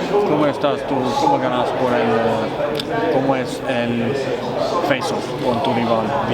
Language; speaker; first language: Spanish; non-native, learner; English